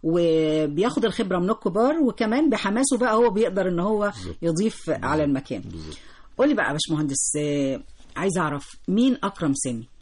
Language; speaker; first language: Arabic; native; Arabic